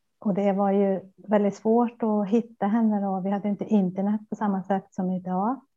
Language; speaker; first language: Swedish; early bilingual, other home language; Spanish